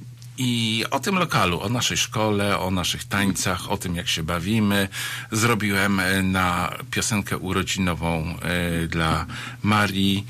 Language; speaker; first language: Polish; native; Polish